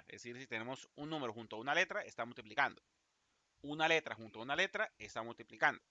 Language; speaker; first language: Spanish; native; Spanish